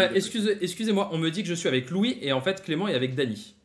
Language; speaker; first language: French; native; French